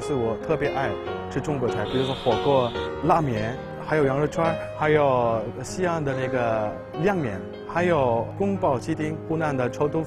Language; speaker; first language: Chinese; non-native, fluent; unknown